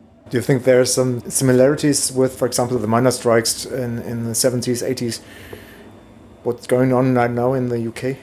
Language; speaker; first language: English; non-native, fluent; German